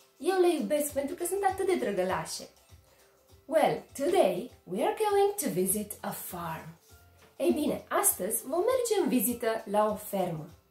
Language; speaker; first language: Romanian; native; Romanian